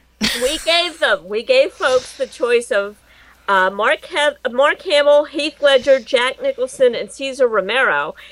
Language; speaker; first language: English; native; English